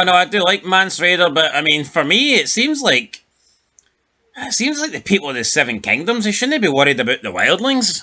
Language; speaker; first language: English; native; English